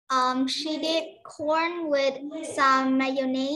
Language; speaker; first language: English; non-native, learner; Vietnamese